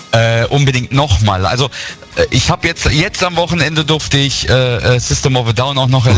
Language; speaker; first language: German; native; German